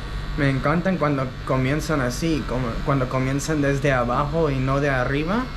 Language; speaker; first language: Spanish; early bilingual, heritage; Spanish